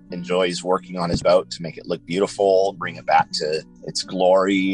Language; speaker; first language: English; native; English